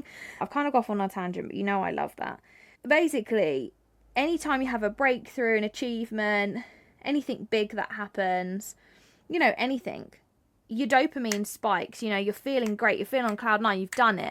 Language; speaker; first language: English; native; English